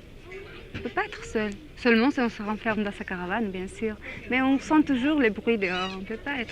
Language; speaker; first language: French; non-native, fluent; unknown